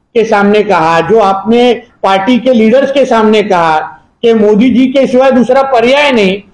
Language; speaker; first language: Hindi; non-native, local second language; Marathi